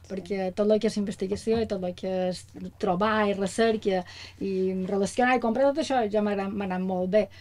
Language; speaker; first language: Catalan; native; Catalan